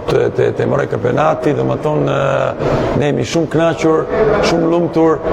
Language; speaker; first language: Albanian; non-native, learner; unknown